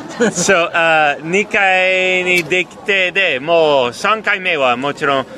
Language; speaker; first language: Japanese; non-native, fluent; Persian